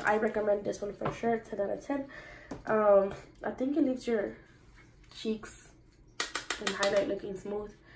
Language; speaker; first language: English; early bilingual, other home language; Spanish